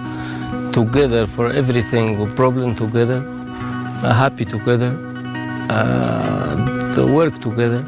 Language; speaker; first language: English; non-native, learner; Arabic